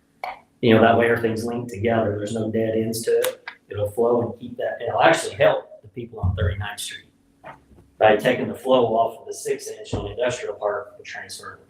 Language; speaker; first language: English; native; English